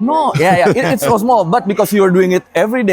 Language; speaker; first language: English; non-native, learner; Indonesian